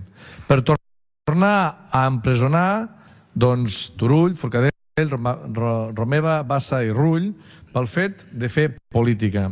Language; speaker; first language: Catalan; native; Catalan